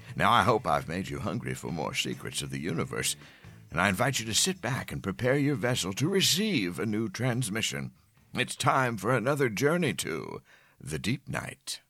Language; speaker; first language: English; native; English